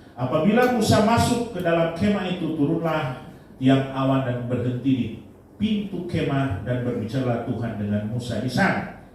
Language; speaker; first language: Indonesian; native; Indonesian